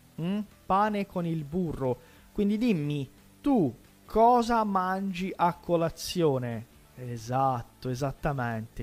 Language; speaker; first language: Italian; non-native, fluent; Portuguese